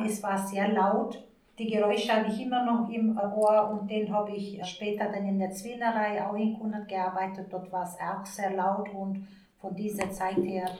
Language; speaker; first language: German; early bilingual, other home language; Turkish